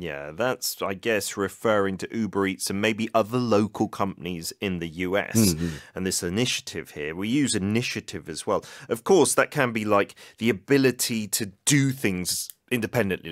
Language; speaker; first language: English; native; English